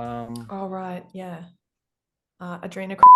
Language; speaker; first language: English; native; English